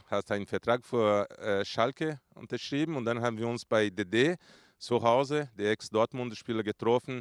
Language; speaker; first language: German; non-native, fluent; Portuguese